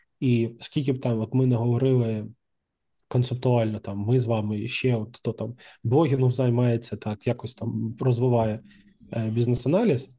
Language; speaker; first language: Ukrainian; native; Ukrainian